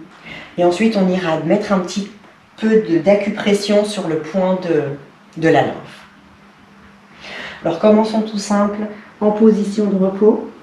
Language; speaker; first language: French; native; French